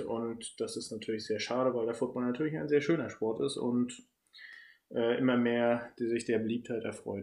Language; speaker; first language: German; native; German